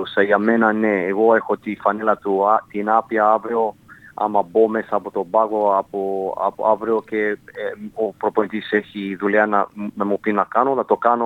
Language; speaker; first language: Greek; early bilingual, heritage; Greek